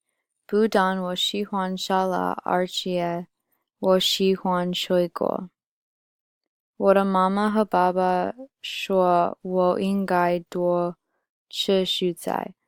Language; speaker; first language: Chinese; non-native, learner; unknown